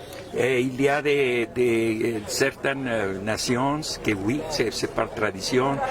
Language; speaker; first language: French; non-native, fluent; Spanish